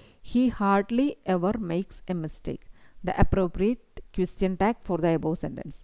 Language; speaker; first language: English; non-native, local second language; Malayalam